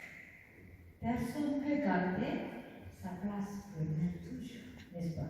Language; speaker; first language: French; non-native, learner; Korean